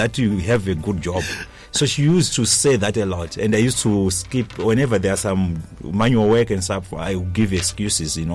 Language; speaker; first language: English; non-native, local second language; Shona